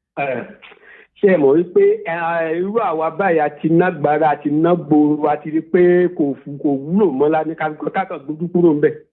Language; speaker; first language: Yoruba; native; Yoruba